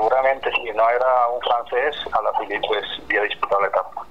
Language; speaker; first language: Spanish; native; Spanish